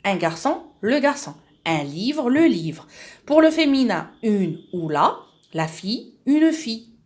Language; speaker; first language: French; non-native, local second language; Arabic